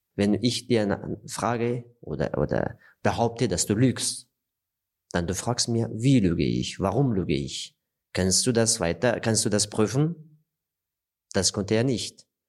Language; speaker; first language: German; non-native, fluent; Persian